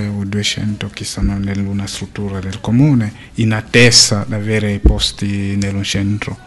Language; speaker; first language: Italian; non-native, fluent; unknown